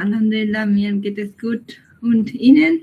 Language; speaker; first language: German; non-native, learner; Bangla